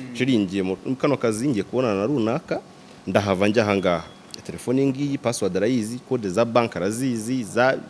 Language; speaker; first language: Kinyarwanda; native; Kinyarwanda